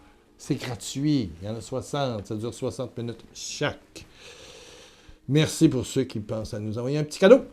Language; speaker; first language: French; native; French